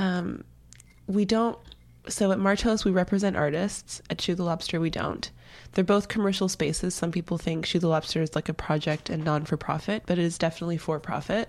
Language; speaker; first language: English; native; English